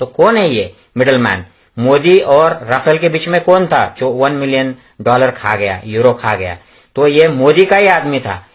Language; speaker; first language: Hindi; non-native, local second language; Marathi